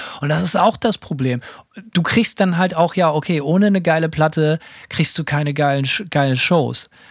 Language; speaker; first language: German; native; German